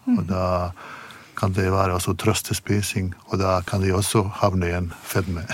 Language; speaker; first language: Norwegian; non-native, fluent; Bosnian